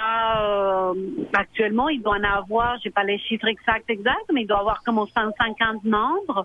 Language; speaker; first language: French; non-native, fluent; Spanish